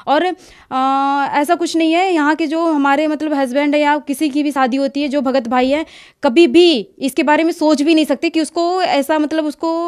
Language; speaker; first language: Hindi; native; Hindi